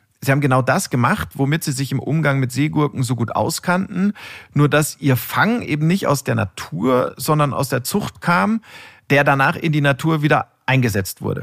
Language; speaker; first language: German; native; German